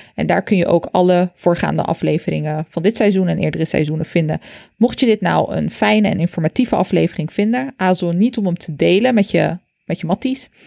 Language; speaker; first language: Dutch; early bilingual, other home language; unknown